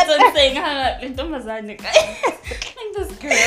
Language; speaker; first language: English; non-native, local second language; Zulu